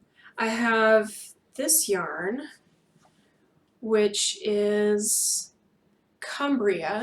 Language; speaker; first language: English; native; English